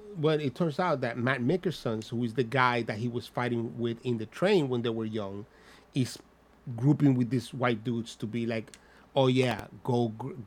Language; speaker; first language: English; non-native, fluent; Spanish